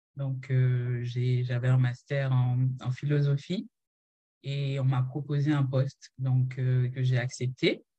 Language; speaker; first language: French; non-native, local second language; Haitian Creole